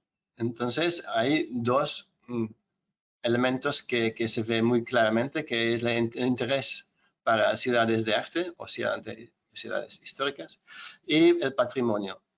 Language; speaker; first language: Spanish; non-native, fluent; Dutch